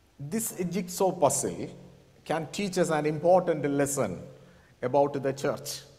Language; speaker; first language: English; non-native, local second language; Malayalam